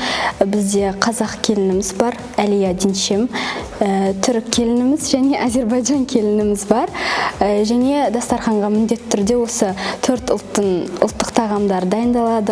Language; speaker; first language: Kazakh; non-native, local second language; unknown